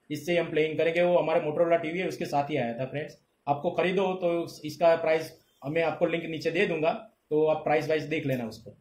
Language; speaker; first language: Hindi; non-native, local second language; Gujarati